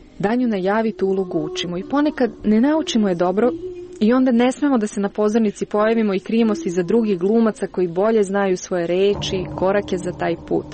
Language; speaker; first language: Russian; non-native, fluent; Serbian